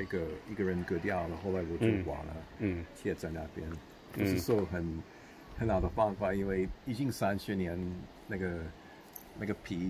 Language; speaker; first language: Chinese; non-native, fluent; English